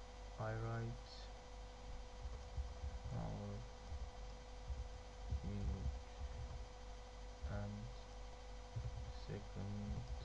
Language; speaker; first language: English; non-native, learner; Turkish